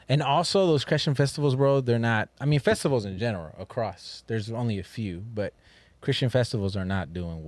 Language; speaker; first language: English; native; English